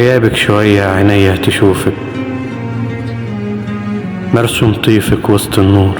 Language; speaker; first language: Arabic; native; Arabic